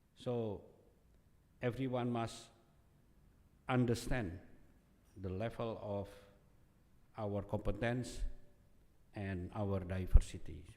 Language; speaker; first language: English; non-native, fluent; Indonesian